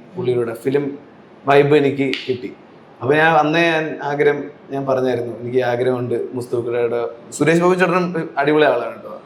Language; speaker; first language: Malayalam; native; Malayalam